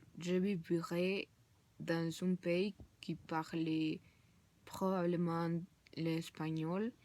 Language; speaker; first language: French; non-native, learner; Spanish